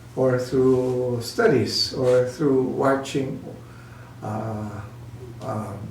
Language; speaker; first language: English; non-native, local second language; Filipino